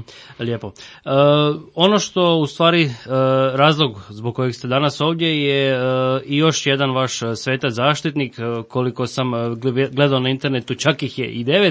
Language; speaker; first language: Croatian; native; Croatian